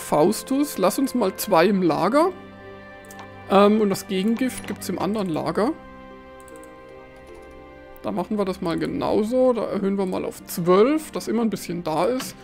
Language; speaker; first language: German; native; German